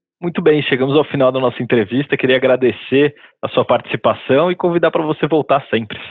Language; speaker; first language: Portuguese; native; Portuguese